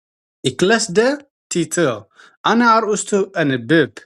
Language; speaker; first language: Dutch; non-native, fluent; Tigrinya